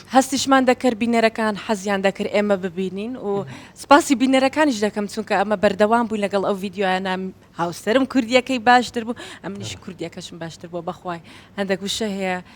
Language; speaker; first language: Central Kurdish; early bilingual, heritage; Central Kurdish